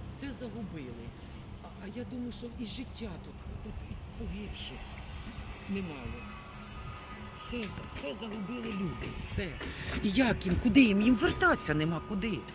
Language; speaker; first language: Ukrainian; non-native, local second language; Russian